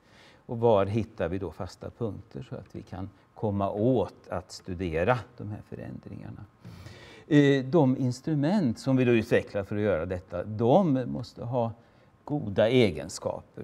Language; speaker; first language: Swedish; native; Swedish